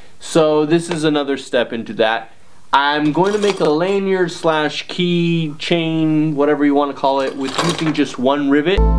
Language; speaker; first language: English; native; English